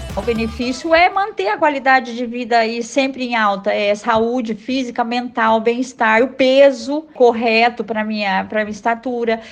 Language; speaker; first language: Portuguese; native; Portuguese